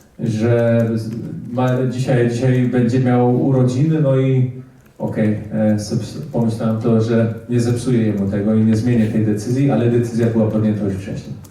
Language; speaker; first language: Polish; early bilingual, heritage; Polish